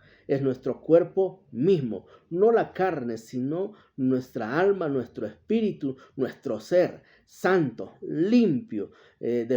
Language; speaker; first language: Spanish; native; Spanish